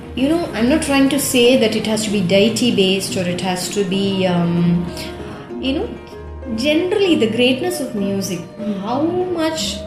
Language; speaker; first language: English; non-native, local second language; Tamil